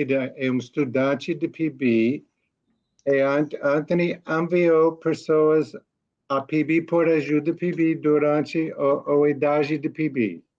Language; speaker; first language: Portuguese; non-native, learner; English